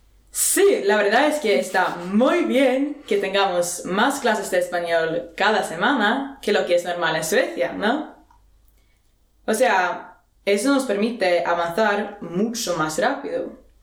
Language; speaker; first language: Spanish; non-native, fluent; Swedish